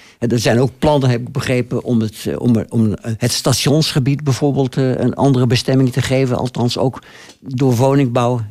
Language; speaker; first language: Dutch; native; Dutch